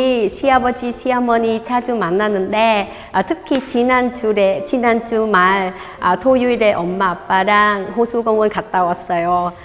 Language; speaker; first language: Korean; non-native, learner; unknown